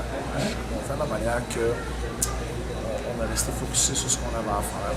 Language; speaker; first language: French; native; French